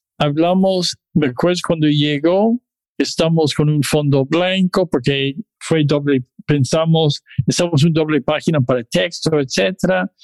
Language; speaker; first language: Spanish; non-native, fluent; English